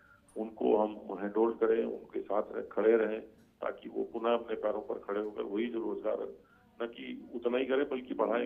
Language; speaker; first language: Hindi; native; Hindi